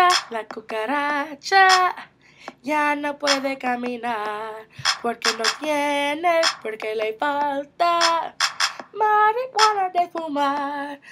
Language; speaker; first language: Spanish; non-native, learner; English